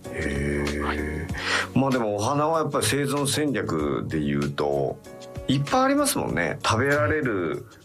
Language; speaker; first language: Japanese; native; Japanese